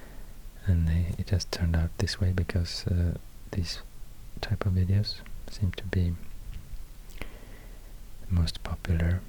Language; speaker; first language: English; non-native, fluent; Swedish